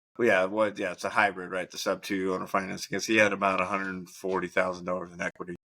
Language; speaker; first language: English; native; English